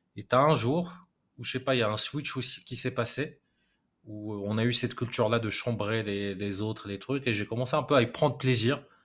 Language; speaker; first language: French; non-native, local second language; Arabic